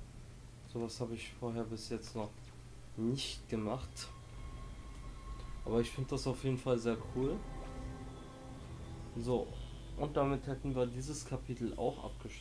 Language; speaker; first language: German; native; German